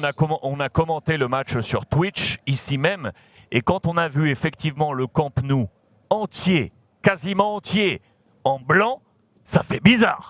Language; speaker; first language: French; native; French